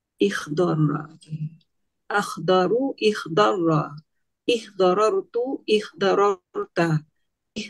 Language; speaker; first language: Arabic; non-native, learner; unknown